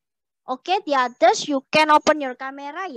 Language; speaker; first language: English; non-native, learner; Indonesian